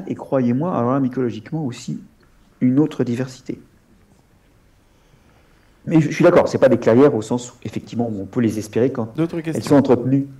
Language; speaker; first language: French; native; French